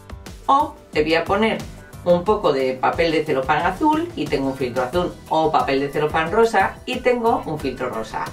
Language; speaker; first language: Spanish; native; Spanish